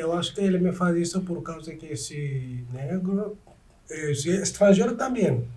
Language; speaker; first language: Portuguese; non-native, learner; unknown